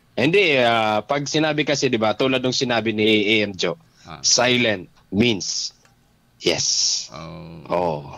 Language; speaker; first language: Filipino; non-native, local second language; Bikol